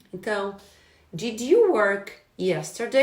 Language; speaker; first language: English; non-native, fluent; Portuguese